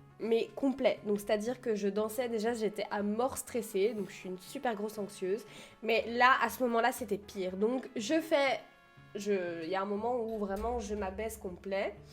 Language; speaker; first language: French; early bilingual, other home language; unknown